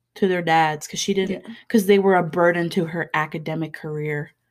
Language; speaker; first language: English; native; English